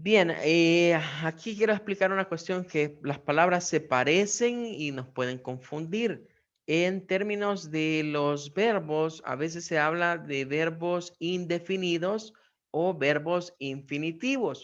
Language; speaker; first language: Spanish; native; Spanish